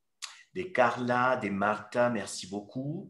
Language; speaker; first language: French; non-native, fluent; Spanish